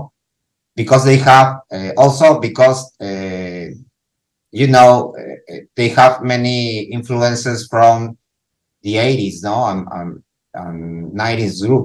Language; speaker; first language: English; non-native, learner; Spanish